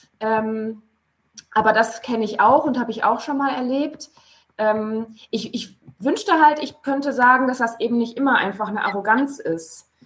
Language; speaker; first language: German; native; German